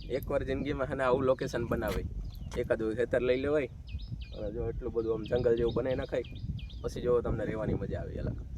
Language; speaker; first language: Gujarati; native; Gujarati